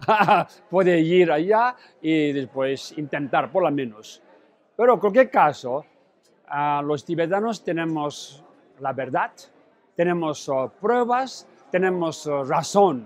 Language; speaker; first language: Spanish; non-native, learner; Tibetan